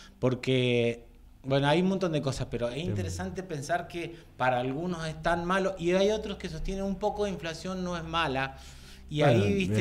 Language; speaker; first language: Spanish; native; Spanish